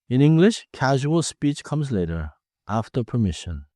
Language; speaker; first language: English; non-native, fluent; Korean